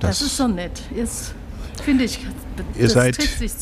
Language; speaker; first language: German; non-native, learner; Chinese